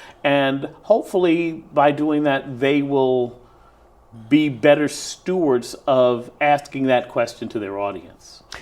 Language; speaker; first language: English; native; English